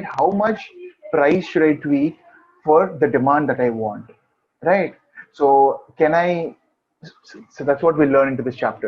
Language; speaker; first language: English; non-native, local second language; Hindi